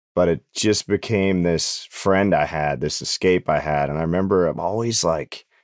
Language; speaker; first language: English; native; English